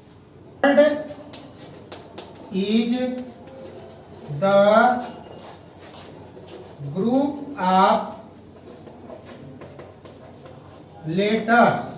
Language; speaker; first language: Hindi; native; Hindi